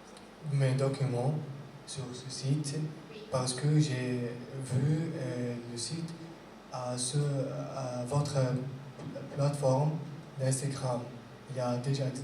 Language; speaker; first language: French; non-native, learner; Arabic